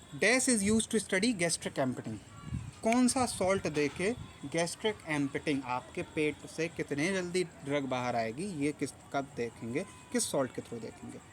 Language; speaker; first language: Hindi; native; Hindi